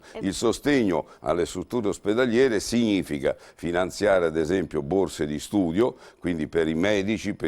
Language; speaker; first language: Italian; native; Italian